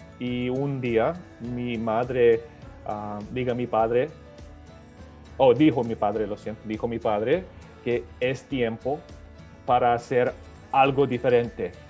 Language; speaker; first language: Spanish; early bilingual, other home language; Serbian